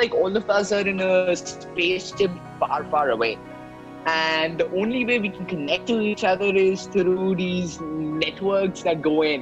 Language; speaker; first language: English; non-native, local second language; Hindi